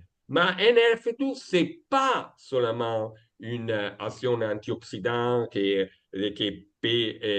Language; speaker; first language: French; non-native, learner; Italian